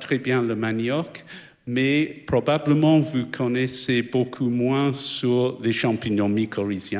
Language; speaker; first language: French; non-native, fluent; English